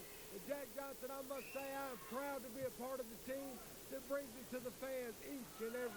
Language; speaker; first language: English; native; English